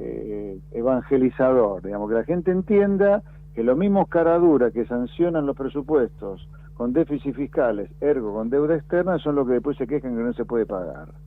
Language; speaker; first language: Spanish; native; Spanish